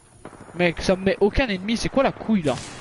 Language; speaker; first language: French; native; French